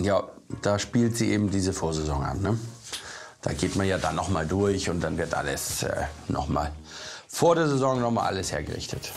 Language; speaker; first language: German; native; German